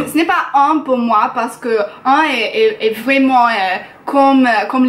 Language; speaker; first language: French; non-native, learner; English